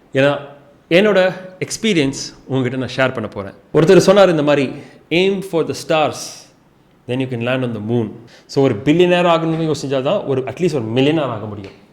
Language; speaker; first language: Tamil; early bilingual, heritage; Tamil